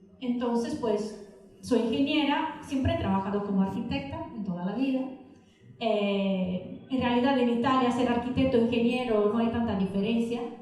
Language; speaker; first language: Spanish; non-native, fluent; Italian